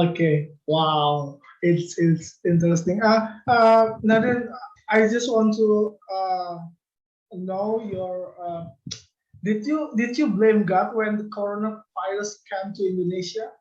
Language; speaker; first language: English; non-native, learner; Indonesian